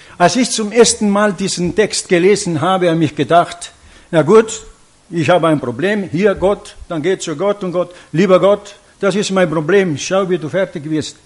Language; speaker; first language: German; non-native, fluent; Italian